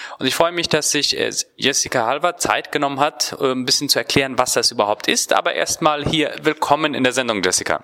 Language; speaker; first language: German; native; German